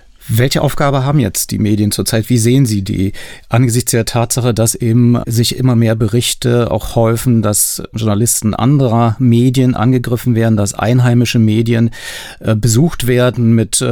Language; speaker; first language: German; native; German